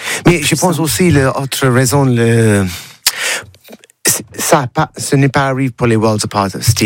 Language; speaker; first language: French; non-native, learner; English